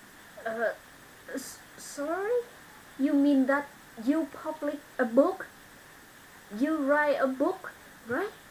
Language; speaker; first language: English; non-native, learner; Vietnamese